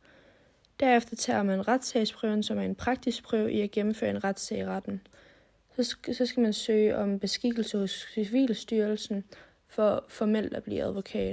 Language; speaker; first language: Danish; native; Danish